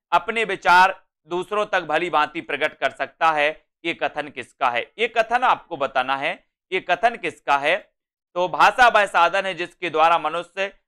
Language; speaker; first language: Hindi; native; Hindi